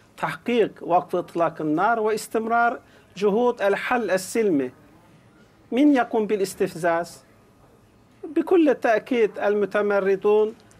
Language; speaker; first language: Arabic; non-native, fluent; Turkish